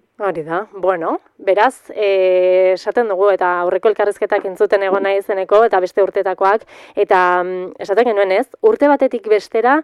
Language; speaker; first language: Basque; native; Basque